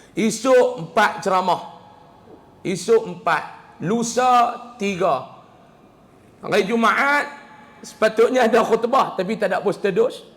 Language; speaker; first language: Malay; native; Malay